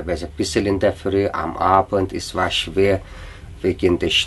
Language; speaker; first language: German; non-native, learner; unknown